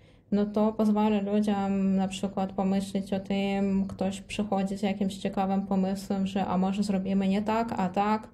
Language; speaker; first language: Polish; non-native, fluent; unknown